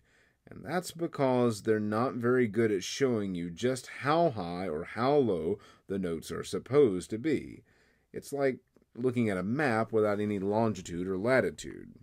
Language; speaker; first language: English; native; English